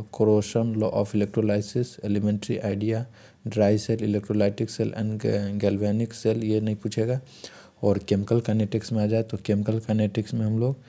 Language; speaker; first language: Hindi; native; Hindi